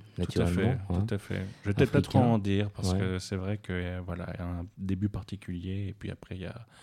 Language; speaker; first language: French; native; French